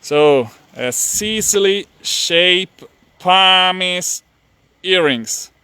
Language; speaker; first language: English; non-native, fluent; Italian